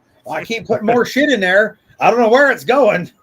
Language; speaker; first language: English; native; English